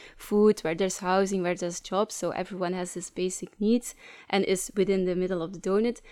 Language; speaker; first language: English; non-native, fluent; Dutch